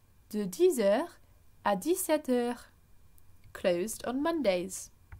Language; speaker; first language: English; native; English